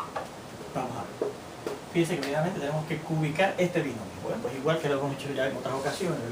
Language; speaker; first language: Spanish; native; Spanish